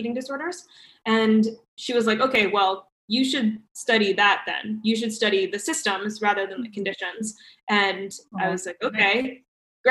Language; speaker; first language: English; native; English